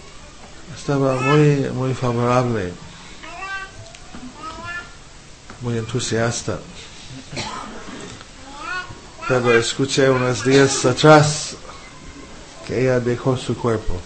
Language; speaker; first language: Spanish; non-native, fluent; English